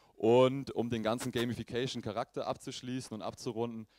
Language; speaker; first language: German; native; German